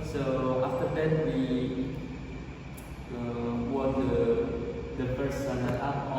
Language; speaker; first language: English; non-native, learner; Indonesian